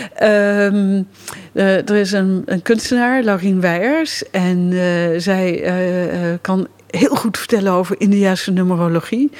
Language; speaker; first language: Dutch; native; Dutch